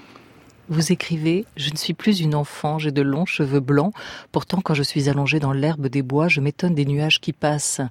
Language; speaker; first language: French; native; French